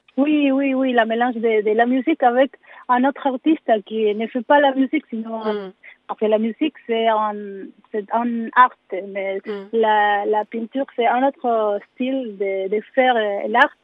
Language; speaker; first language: French; non-native, learner; Spanish